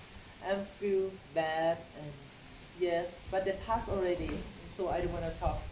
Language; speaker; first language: English; non-native, learner; Thai